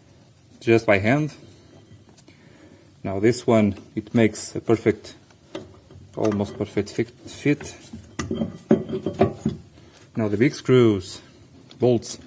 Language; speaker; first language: English; non-native, fluent; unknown